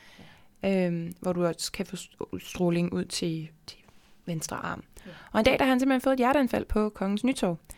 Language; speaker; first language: Danish; native; Danish